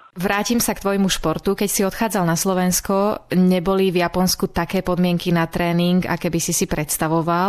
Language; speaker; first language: Slovak; native; Slovak